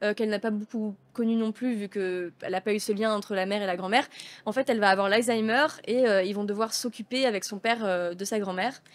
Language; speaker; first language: French; native; French